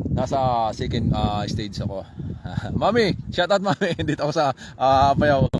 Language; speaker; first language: Filipino; non-native, local second language; Waray